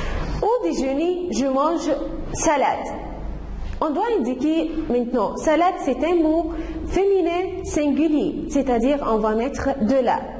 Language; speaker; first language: French; non-native, fluent; Arabic